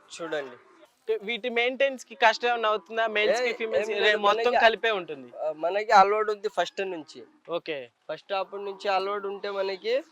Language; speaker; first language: Telugu; non-native, local second language; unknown